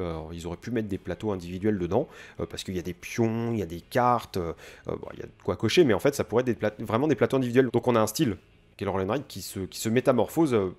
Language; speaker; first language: French; native; French